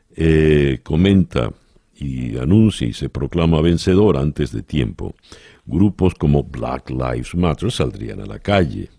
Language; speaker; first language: Spanish; native; Spanish